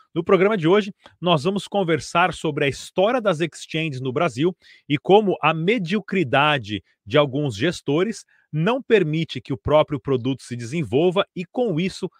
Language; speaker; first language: Portuguese; native; Portuguese